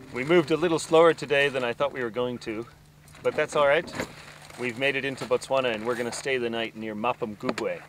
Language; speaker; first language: English; native; English